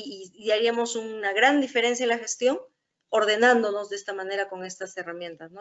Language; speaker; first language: Spanish; native; Spanish